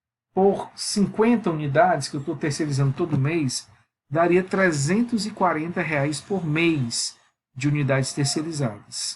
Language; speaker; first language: Portuguese; native; Portuguese